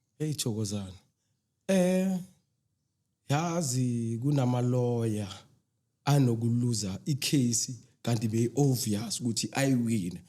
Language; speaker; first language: Zulu; non-native, local second language; Northern Sotho